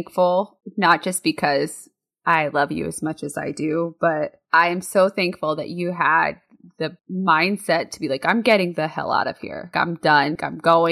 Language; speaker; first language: English; native; English